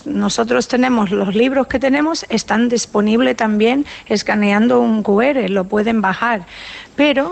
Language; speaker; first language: Spanish; non-native, fluent; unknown